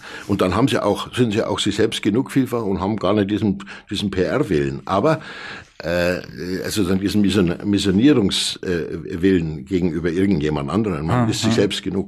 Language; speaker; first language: German; native; German